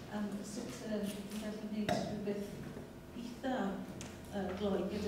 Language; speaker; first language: Welsh; native; Welsh